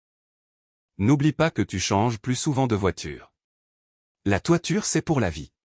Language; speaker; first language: French; native; French